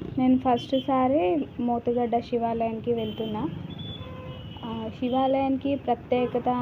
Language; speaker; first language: Telugu; non-native, learner; Marathi